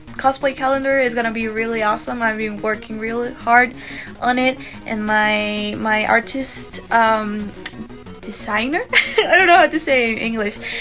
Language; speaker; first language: English; non-native, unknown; Spanish